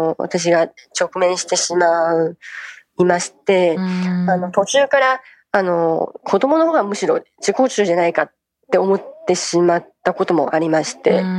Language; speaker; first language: Japanese; non-native, fluent; Chinese